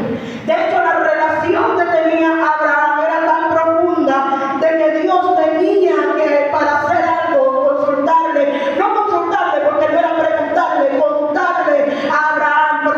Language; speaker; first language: Spanish; native; Spanish